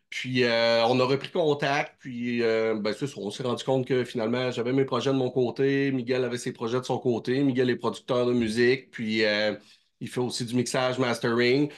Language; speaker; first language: French; native; French